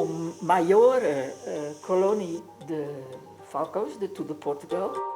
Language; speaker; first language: Portuguese; non-native, learner; Dutch